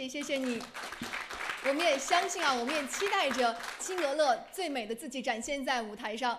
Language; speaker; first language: Chinese; native; Chinese